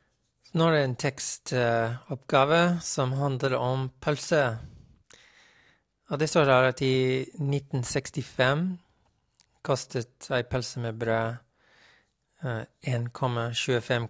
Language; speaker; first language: Norwegian; non-native, fluent; English